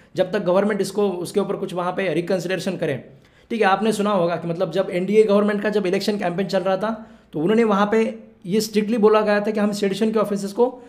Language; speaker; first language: Hindi; non-native, local second language; Marathi